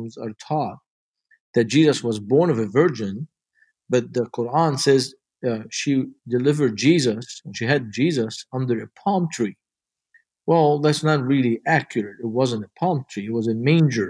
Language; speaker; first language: English; non-native, fluent; Arabic